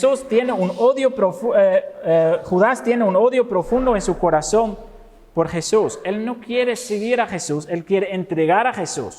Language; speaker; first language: Spanish; non-native, fluent; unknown